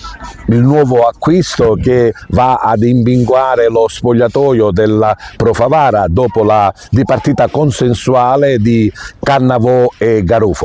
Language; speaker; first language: Italian; native; Italian